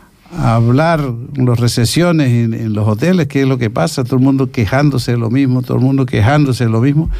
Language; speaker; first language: Spanish; native; Spanish